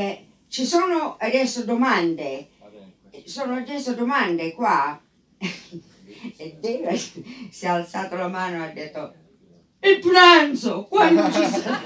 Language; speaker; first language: Italian; non-native, fluent; English